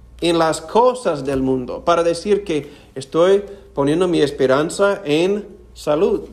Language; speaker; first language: Spanish; non-native, fluent; English